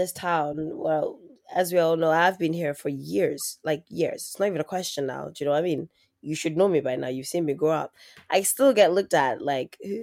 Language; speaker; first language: English; native; English